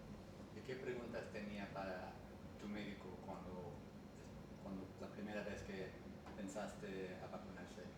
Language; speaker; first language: Spanish; early bilingual, heritage; English